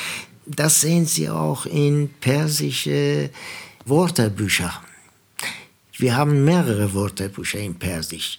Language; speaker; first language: German; non-native, fluent; Persian